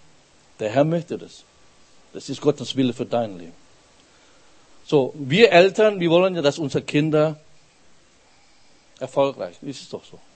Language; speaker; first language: German; non-native, fluent; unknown